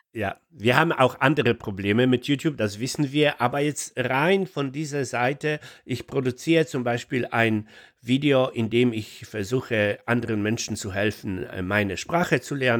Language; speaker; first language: German; non-native, fluent; Polish